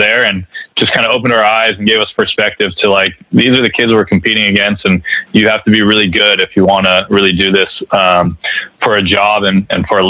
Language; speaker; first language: English; native; English